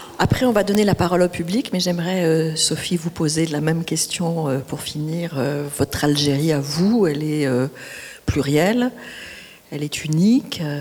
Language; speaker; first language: French; native; French